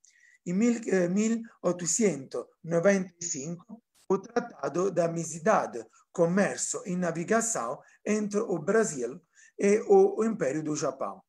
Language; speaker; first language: Portuguese; non-native, fluent; Italian